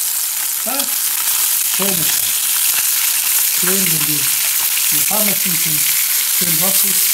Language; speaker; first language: German; non-native, fluent; Italian